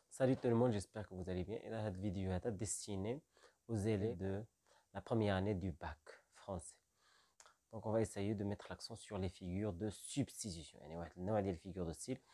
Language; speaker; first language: French; non-native, local second language; Arabic